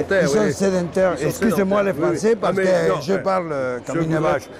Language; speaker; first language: French; non-native, learner; Spanish